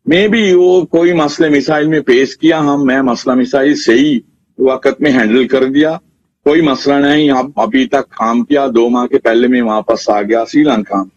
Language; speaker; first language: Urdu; non-native, learner; Sinhala